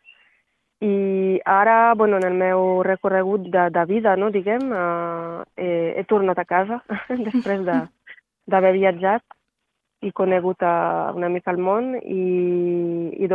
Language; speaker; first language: Catalan; non-native, local second language; French